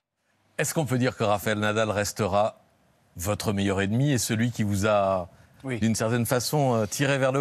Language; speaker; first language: French; native; French